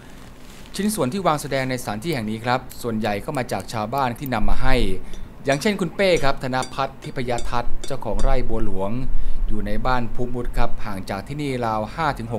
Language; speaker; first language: Thai; native; Thai